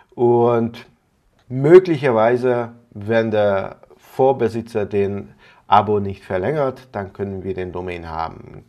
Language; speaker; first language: German; non-native, fluent; Hungarian